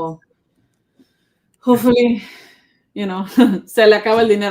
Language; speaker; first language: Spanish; early bilingual, other home language; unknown